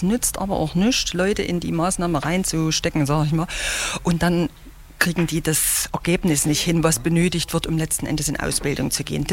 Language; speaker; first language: German; native; German